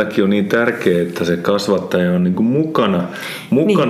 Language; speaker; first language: Finnish; non-native, fluent; Spanish